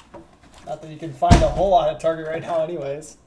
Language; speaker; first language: English; native; English